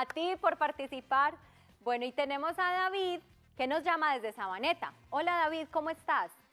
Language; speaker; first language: Spanish; native; Spanish